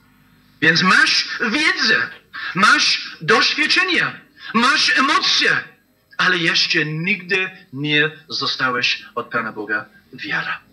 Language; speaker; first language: Polish; non-native, fluent; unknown